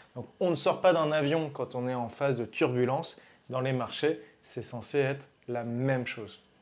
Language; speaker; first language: French; native; French